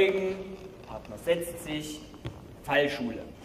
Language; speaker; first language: German; native; German